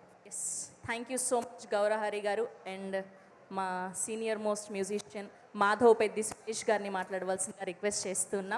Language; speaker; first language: Telugu; native; Telugu